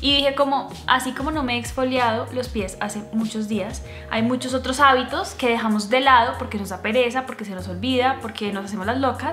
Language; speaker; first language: Spanish; native; Spanish